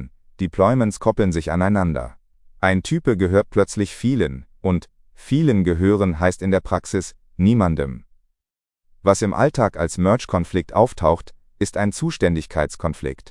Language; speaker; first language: German; native; German